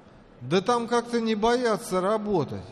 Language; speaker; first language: Russian; native; Russian